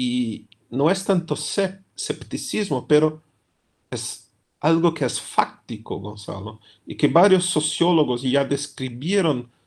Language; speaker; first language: Spanish; non-native, fluent; Portuguese